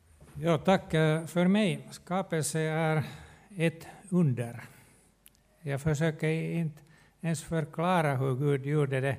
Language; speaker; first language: Swedish; non-native, local second language; Finnish